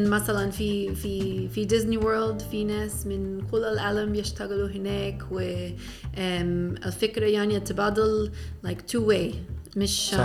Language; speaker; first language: Arabic; non-native, fluent; English